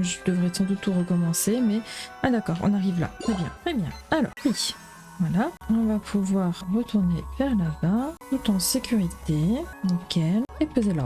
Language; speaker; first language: French; native; French